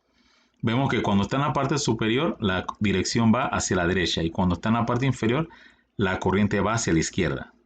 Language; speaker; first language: Spanish; native; Spanish